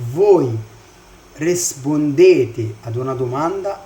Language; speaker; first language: Italian; non-native, fluent; Arabic